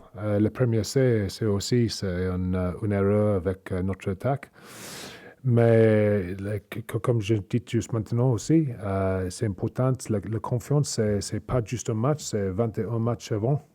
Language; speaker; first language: French; non-native, learner; English